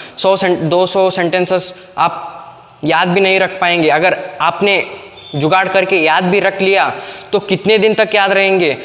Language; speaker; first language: Hindi; non-native, local second language; Kannada